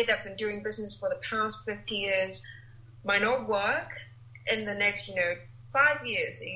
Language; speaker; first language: English; non-native, local second language; Cantonese